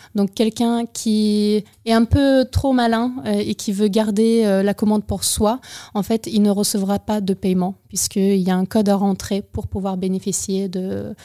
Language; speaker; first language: French; non-native, fluent; Ukrainian